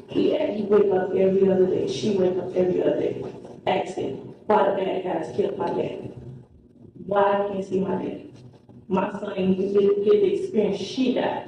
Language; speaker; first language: English; native; English